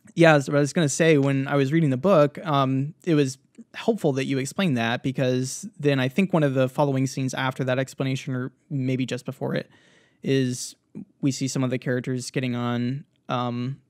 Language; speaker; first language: English; native; English